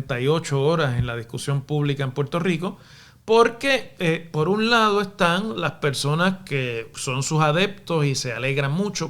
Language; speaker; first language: Spanish; native; Spanish